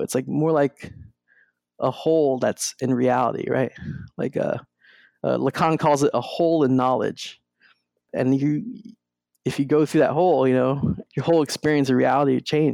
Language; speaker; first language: English; non-native, local second language; Spanish